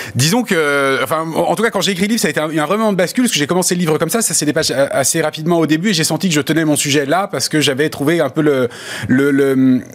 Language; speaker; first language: French; native; French